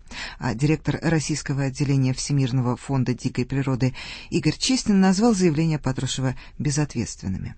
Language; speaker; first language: Russian; native; Russian